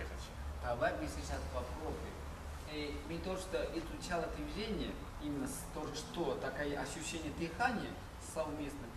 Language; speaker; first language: Russian; non-native, learner; Chinese